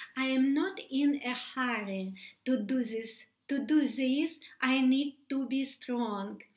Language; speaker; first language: English; non-native, learner; Russian